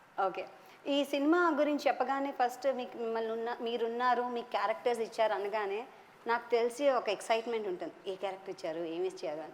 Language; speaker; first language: Telugu; native; Telugu